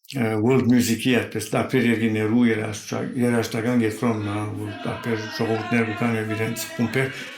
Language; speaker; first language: Armenian; early bilingual, heritage; Armenian